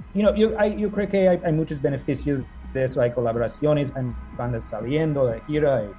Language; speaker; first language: Spanish; non-native, fluent; English